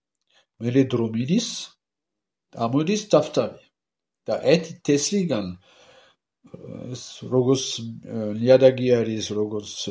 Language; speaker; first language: Georgian; non-native, learner; French